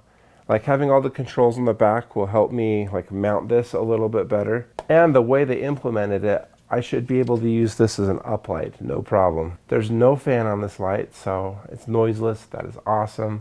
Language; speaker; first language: English; native; English